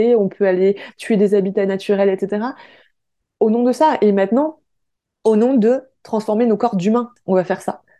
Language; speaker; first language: French; native; French